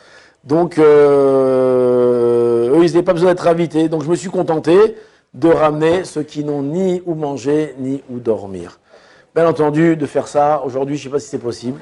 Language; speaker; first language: French; native; French